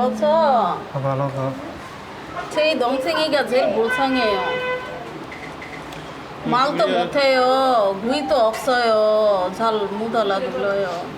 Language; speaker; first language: Korean; non-native, local second language; Bangla